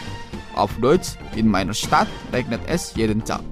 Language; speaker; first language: German; non-native, fluent; Indonesian